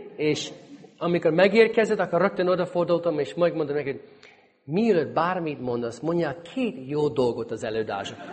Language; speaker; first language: Hungarian; non-native, fluent; English